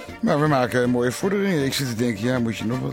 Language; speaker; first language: Dutch; native; Dutch